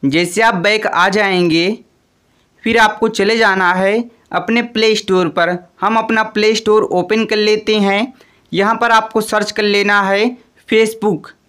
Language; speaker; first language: Hindi; native; Hindi